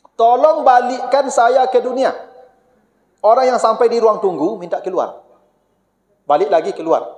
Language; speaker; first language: Malay; non-native, local second language; Minangkabau